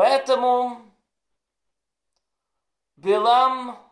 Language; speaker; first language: Russian; non-native, learner; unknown